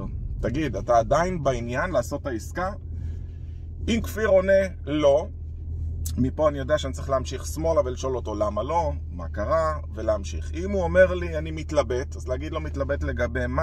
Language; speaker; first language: Hebrew; native; Hebrew